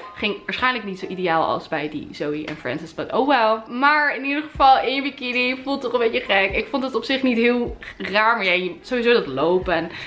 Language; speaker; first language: Dutch; native; Dutch